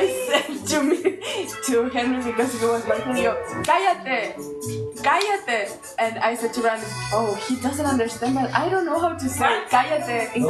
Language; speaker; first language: English; non-native, fluent; Spanish